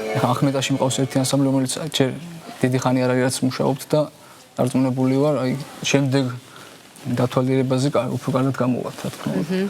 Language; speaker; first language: Georgian; native; Georgian